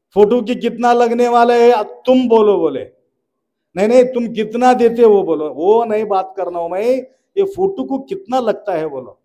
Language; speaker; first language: Hindi; non-native, local second language; Marathi